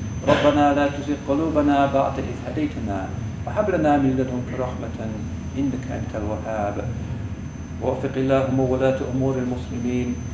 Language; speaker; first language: Arabic; non-native, fluent; English